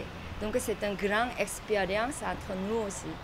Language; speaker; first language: French; non-native, learner; Korean